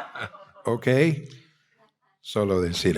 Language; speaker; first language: Spanish; non-native, fluent; English